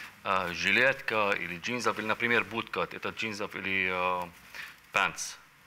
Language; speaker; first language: Russian; non-native, learner; Arabic